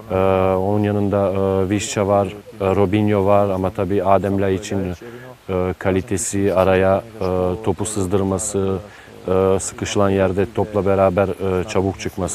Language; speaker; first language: Turkish; native; Turkish